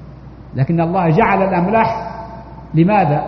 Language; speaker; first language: Arabic; native; Arabic